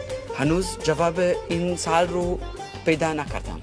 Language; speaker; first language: Persian; non-native, learner; German